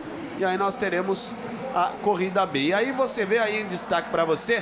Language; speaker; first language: Portuguese; native; Portuguese